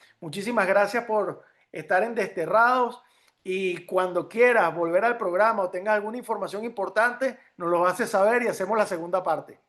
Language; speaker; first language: Spanish; native; Spanish